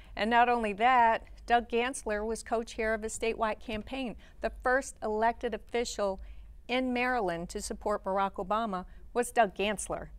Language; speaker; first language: English; native; English